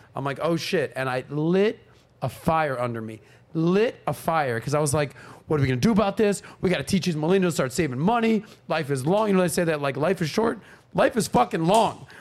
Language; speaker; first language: English; native; English